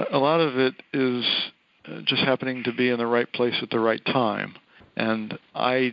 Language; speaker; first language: English; native; English